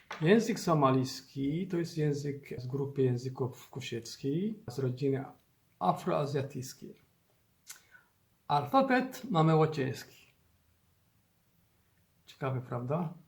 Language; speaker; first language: Polish; non-native, learner; Somali